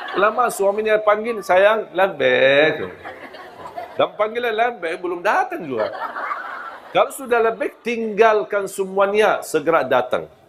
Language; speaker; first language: Malay; non-native, fluent; Arabic